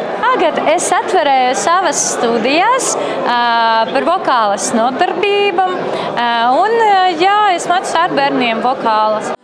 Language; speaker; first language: Latvian; non-native, learner; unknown